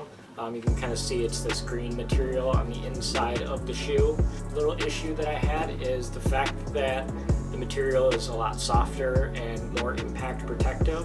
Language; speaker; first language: English; native; English